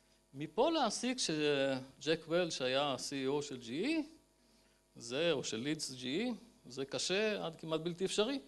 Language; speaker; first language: Hebrew; native; Hebrew